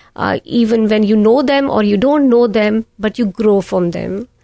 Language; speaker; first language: English; non-native, local second language; Hindi